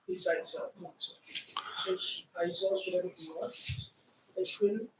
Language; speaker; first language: German; non-native, learner; Telugu